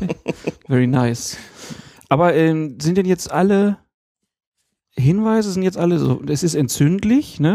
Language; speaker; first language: German; native; German